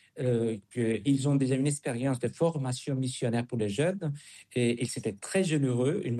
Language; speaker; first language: French; non-native, fluent; Spanish